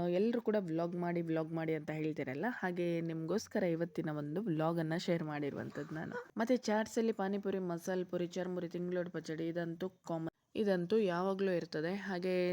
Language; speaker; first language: Kannada; native; Kannada